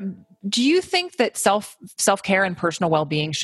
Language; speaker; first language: English; native; English